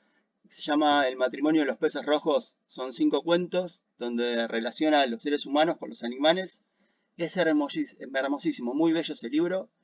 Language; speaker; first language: Spanish; native; Spanish